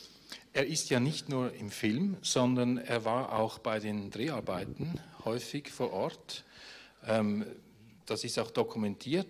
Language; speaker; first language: German; native; German